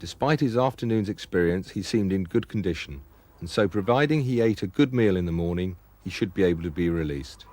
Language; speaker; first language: English; native; English